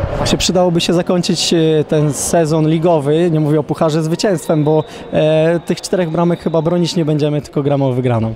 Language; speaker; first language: Polish; native; Polish